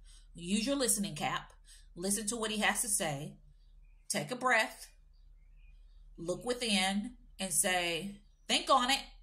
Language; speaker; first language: English; native; English